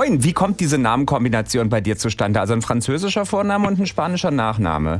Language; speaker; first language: German; native; German